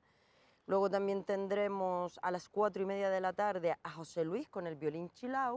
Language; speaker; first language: Spanish; native; Spanish